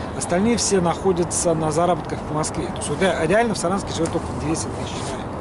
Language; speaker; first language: Russian; native; Russian